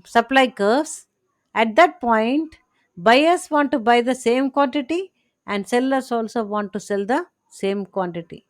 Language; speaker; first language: English; non-native, local second language; Telugu